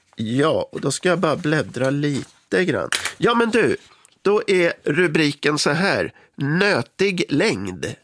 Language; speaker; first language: Swedish; native; Swedish